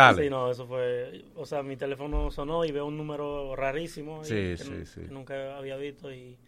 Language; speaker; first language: Spanish; early bilingual, heritage; English